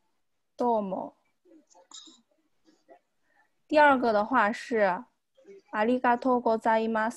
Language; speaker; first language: Japanese; non-native, fluent; Chinese